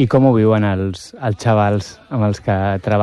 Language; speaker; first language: Catalan; native; Catalan